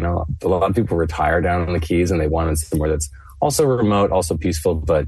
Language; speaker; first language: English; native; English